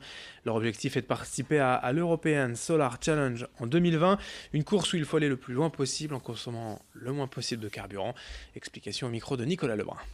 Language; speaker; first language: French; native; French